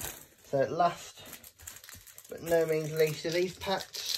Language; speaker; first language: English; native; English